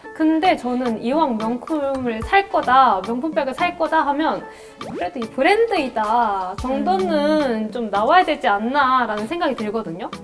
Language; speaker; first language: Korean; native; Korean